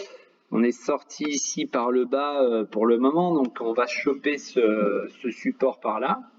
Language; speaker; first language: French; native; French